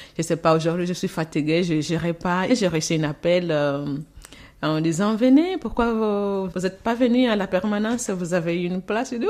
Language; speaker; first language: French; non-native, fluent; Portuguese